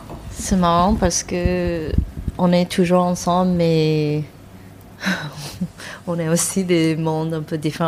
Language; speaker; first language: French; non-native, fluent; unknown